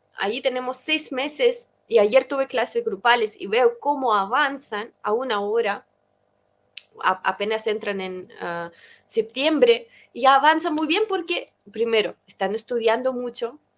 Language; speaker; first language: Spanish; non-native, fluent; Russian